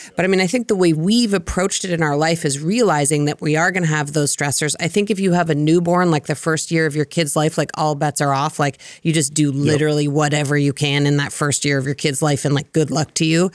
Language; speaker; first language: English; native; English